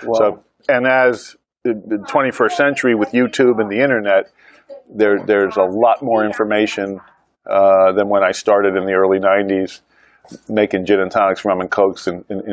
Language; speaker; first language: English; native; English